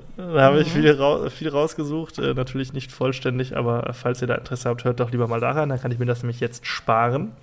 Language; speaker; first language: German; native; German